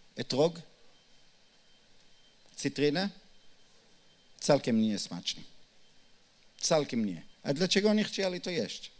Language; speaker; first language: Polish; non-native, learner; Hebrew